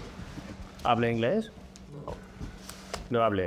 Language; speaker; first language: Spanish; non-native, learner; English